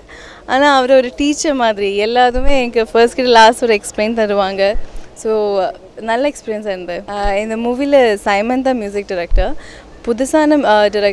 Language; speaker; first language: Tamil; non-native, learner; Malayalam